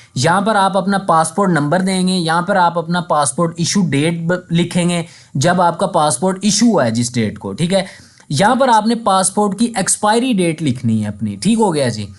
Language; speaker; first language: Urdu; non-native, local second language; Punjabi